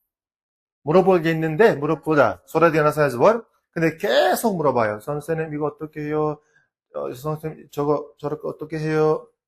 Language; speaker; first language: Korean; non-native, fluent; Uzbek